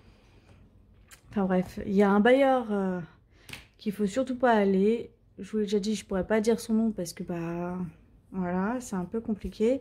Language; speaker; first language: French; native; French